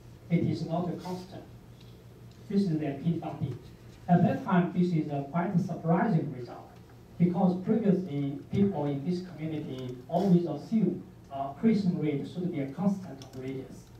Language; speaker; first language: English; non-native, fluent; Chinese